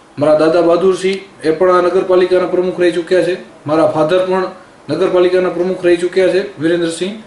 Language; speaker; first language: Gujarati; native; Gujarati